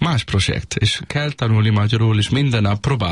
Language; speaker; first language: Hungarian; non-native, learner; Danish